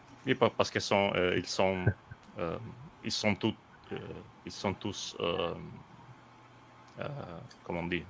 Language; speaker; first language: French; non-native, fluent; Italian